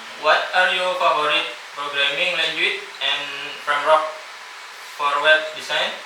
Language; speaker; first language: English; non-native, learner; Indonesian